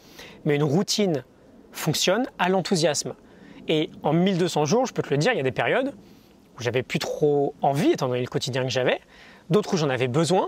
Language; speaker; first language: French; native; French